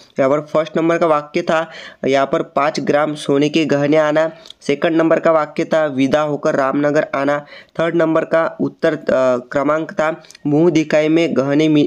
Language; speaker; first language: Hindi; non-native, local second language; Marathi